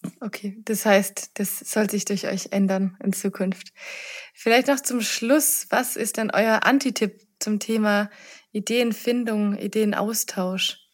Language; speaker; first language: German; native; German